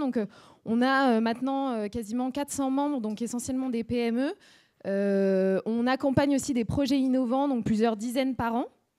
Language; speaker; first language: French; native; French